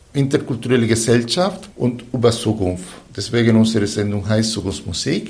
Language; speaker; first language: German; non-native, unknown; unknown